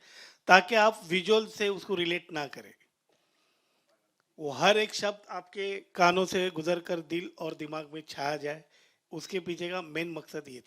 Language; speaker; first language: Hindi; native; Hindi